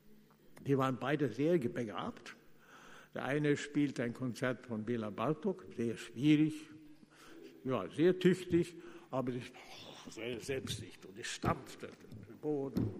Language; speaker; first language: German; non-native, fluent; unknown